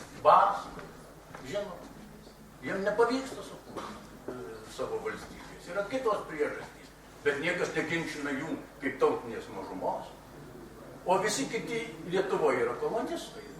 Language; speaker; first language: Lithuanian; native; Lithuanian